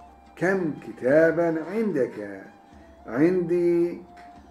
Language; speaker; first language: Arabic; non-native, fluent; Turkish